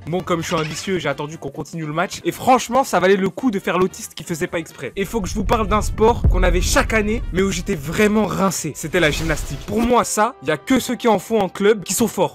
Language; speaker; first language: French; native; French